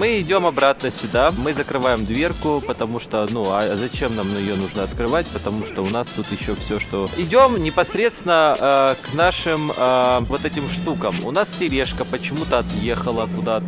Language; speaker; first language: Russian; native; Russian